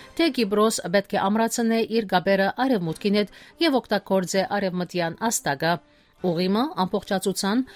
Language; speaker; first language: Armenian; early bilingual, heritage; Armenian